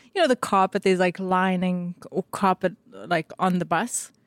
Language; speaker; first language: English; native; English